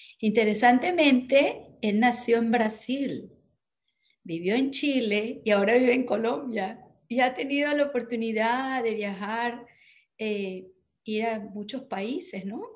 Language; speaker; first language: Spanish; native; Spanish